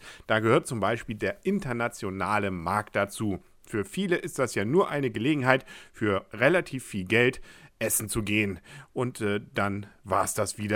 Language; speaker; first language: German; native; German